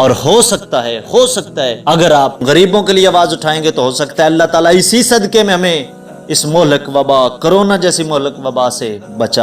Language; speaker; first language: Urdu; native; Urdu